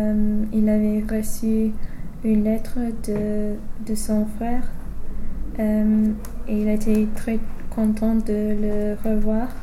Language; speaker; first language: French; non-native, fluent; English